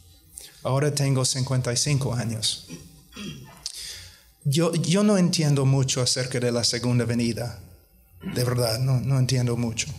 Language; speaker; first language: Spanish; non-native, fluent; English